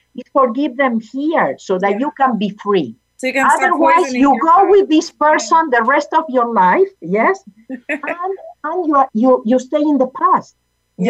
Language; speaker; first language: English; non-native, fluent; Spanish